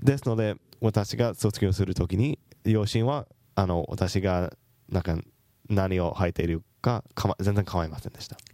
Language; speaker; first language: Japanese; non-native, fluent; English